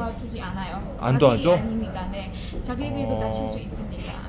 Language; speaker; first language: Korean; non-native, learner; Burmese